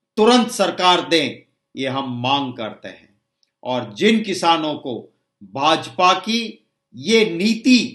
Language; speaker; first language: Hindi; non-native, local second language; Gujarati